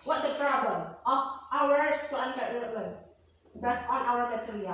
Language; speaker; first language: English; non-native, learner; Indonesian